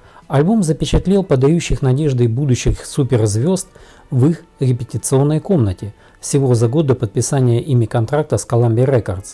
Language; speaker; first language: Russian; native; Russian